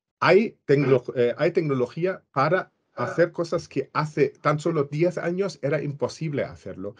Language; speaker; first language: Spanish; non-native, fluent; German